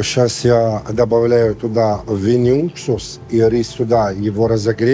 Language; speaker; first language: Russian; non-native, fluent; Arabic